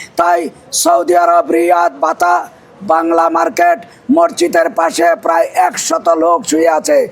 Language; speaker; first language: Bangla; native; Bangla